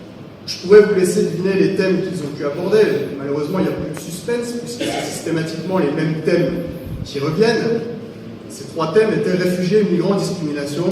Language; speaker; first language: French; native; French